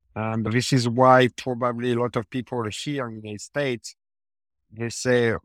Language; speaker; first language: English; non-native, learner; French